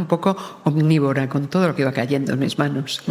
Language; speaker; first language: Spanish; native; Spanish